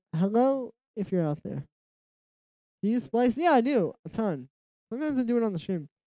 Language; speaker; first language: English; native; English